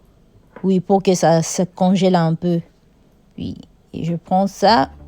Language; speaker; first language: French; non-native, fluent; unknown